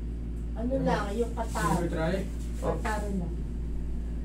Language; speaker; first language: Filipino; native; Filipino